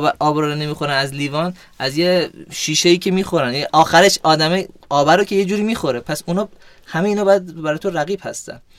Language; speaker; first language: Persian; early bilingual, heritage; Persian